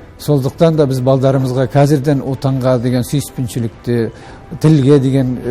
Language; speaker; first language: Kazakh; non-native, local second language; Azerbaijani